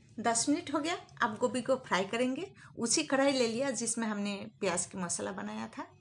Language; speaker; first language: Hindi; native; Hindi